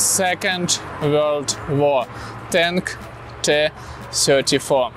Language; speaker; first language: English; non-native, learner; Russian